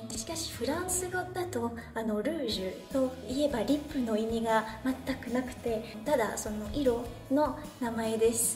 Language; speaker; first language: Japanese; non-native, fluent; French